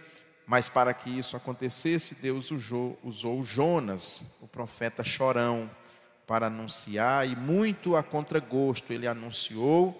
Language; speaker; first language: Portuguese; native; Portuguese